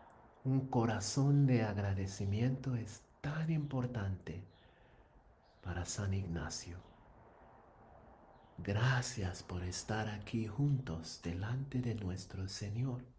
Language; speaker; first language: Spanish; non-native, fluent; English